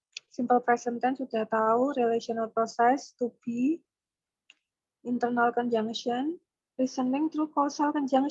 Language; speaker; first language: English; non-native, fluent; Indonesian